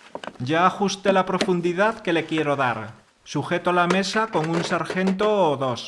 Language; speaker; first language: Spanish; native; Spanish